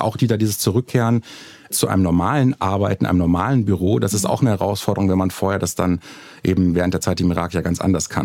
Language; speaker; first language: German; native; German